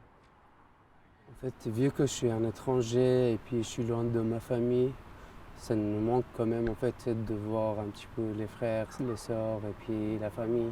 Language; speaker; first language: French; non-native, fluent; Persian